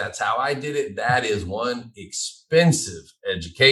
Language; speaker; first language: English; native; English